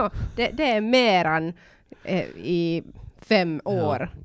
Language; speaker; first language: Swedish; non-native, local second language; Finnish